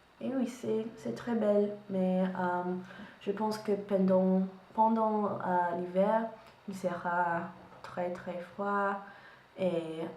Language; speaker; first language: French; non-native, learner; English